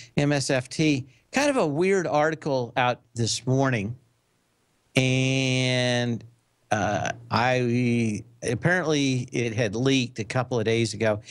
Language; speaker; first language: English; native; English